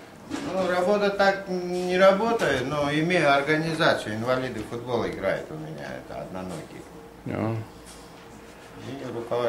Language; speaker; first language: Russian; non-native, fluent; Georgian